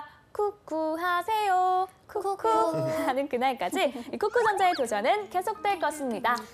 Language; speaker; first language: Korean; native; Korean